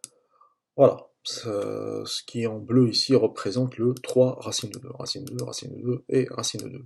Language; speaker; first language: French; native; French